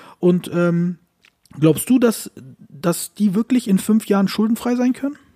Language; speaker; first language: German; early bilingual, other home language; Turkish